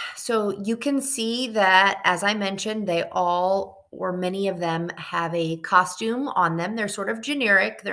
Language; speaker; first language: English; native; English